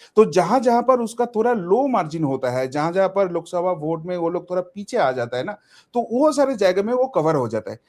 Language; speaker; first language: Hindi; non-native, local second language; Bangla